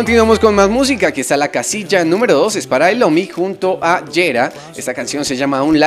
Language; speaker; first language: Spanish; native; Spanish